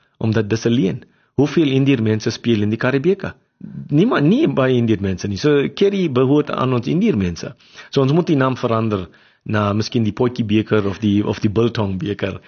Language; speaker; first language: Afrikaans; non-native, local second language; English